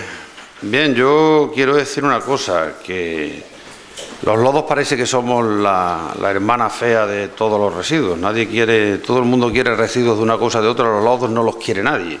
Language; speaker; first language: Spanish; native; Spanish